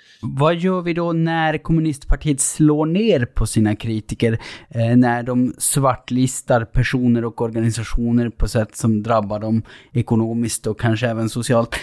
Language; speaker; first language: Swedish; native; Swedish